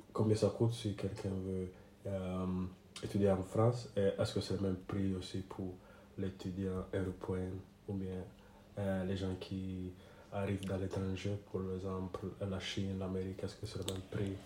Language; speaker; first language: French; non-native, learner; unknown